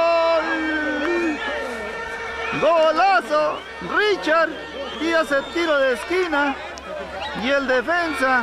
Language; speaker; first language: Spanish; native; Spanish